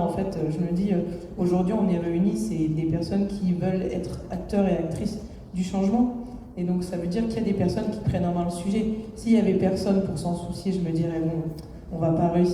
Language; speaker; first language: French; native; French